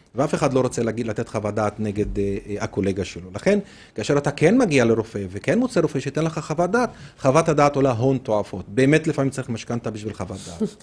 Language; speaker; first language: Hebrew; non-native, local second language; Arabic